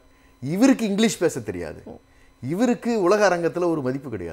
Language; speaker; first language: Tamil; native; Tamil